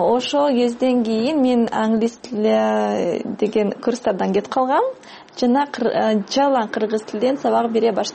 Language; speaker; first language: Kyrgyz; non-native, fluent; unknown